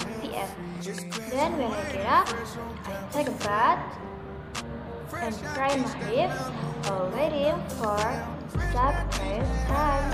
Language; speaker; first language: English; non-native, learner; Indonesian